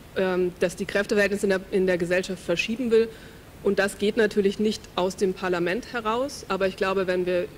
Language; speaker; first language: German; native; German